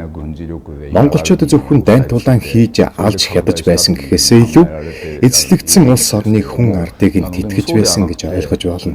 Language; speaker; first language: Mongolian; native; Mongolian